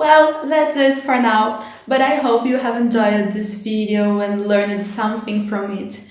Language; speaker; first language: English; non-native, fluent; Portuguese